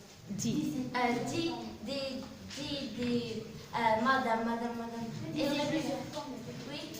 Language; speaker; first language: French; non-native, learner; Arabic